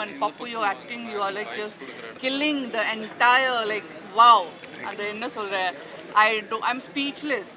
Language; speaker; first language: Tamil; non-native, local second language; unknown